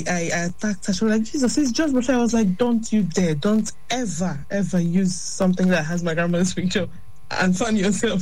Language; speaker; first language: English; non-native, local second language; Igbo